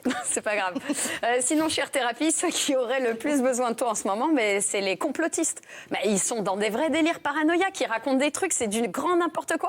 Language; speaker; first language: French; native; French